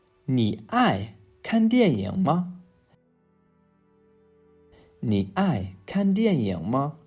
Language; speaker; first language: Chinese; non-native, fluent; English